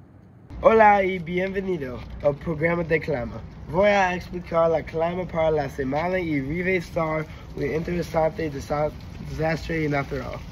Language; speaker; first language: Spanish; non-native, learner; English